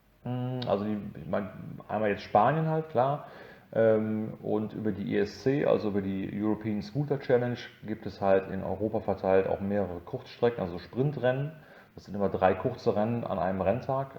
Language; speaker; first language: German; native; German